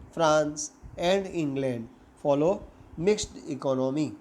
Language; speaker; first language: English; non-native, local second language; Gujarati